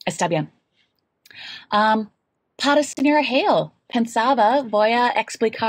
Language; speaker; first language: Spanish; non-native, fluent; English